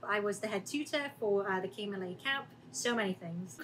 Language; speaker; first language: English; early bilingual, other home language; Korean